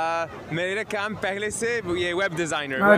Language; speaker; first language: Hindi; non-native, learner; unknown